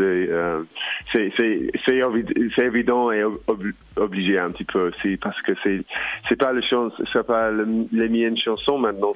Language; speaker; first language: French; non-native, learner; English